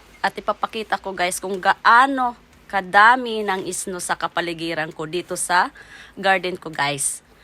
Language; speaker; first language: Filipino; native; Filipino